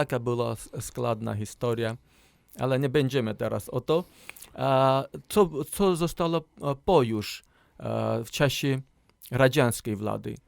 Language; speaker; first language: Polish; non-native, learner; Armenian